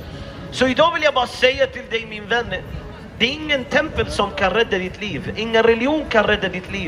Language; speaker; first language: Swedish; non-native, fluent; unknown